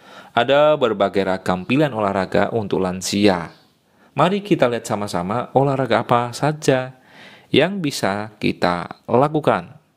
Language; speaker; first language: Indonesian; native; Indonesian